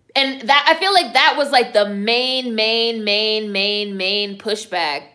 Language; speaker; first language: English; native; English